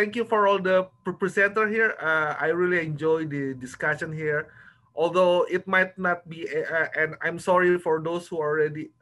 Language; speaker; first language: English; non-native, fluent; Indonesian